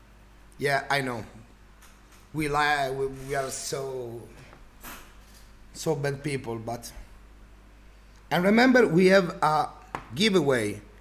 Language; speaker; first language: English; non-native, learner; Italian